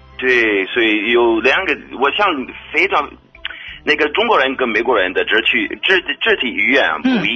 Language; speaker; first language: Chinese; non-native, fluent; English